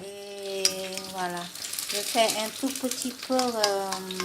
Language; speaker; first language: French; non-native, fluent; Vietnamese